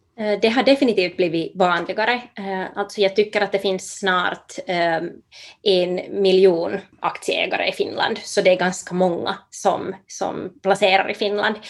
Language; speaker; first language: Swedish; native; Swedish